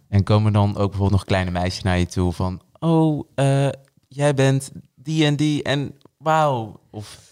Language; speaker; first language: Dutch; native; Dutch